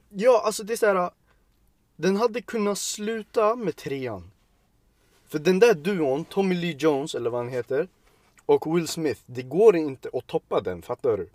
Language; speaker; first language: Swedish; early bilingual, other home language; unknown